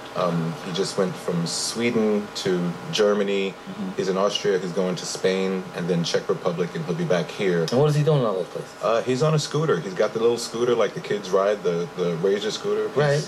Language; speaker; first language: English; native; English